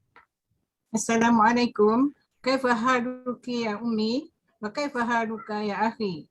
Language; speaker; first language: Arabic; non-native, learner; Malay